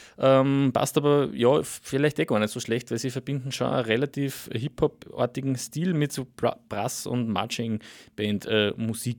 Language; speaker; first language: German; native; German